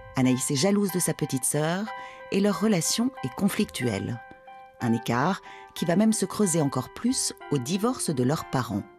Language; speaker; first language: French; native; French